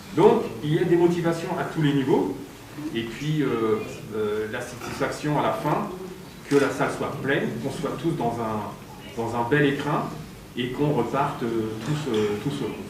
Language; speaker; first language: French; native; French